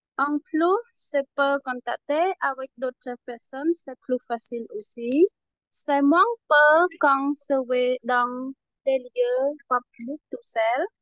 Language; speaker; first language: French; non-native, learner; Khmer